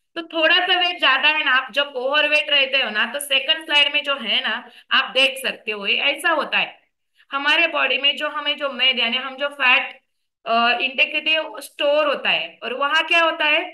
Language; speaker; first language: Hindi; non-native, local second language; Marathi